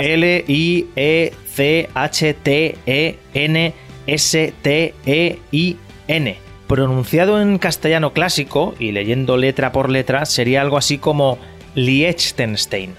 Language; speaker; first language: Spanish; native; Spanish